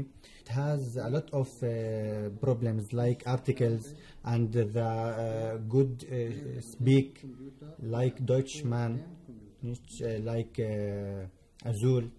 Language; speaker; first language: English; non-native, learner; Arabic